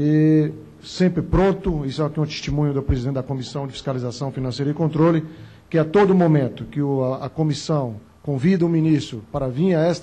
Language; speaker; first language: Portuguese; native; Portuguese